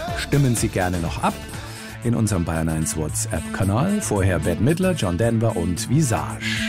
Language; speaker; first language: German; native; German